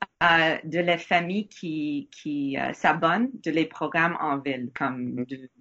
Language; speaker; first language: French; non-native, learner; English